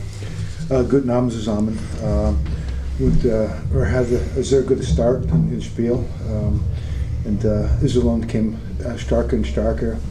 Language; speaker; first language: German; non-native, learner; English